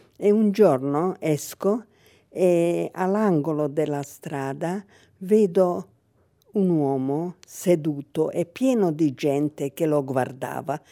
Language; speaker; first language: Italian; non-native, fluent; Hungarian